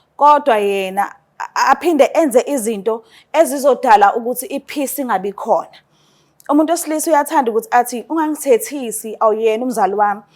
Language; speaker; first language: Zulu; native; Zulu